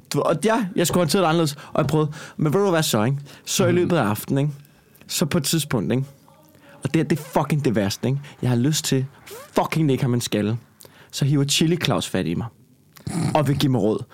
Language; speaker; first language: Danish; native; Danish